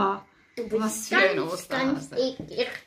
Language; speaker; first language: German; early bilingual, other home language; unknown